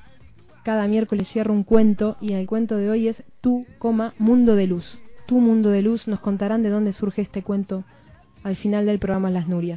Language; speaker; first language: Spanish; native; Spanish